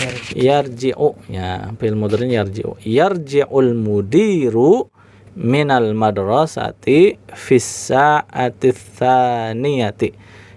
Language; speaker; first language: Arabic; non-native, fluent; Indonesian